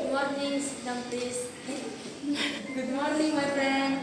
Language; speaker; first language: English; non-native, learner; Indonesian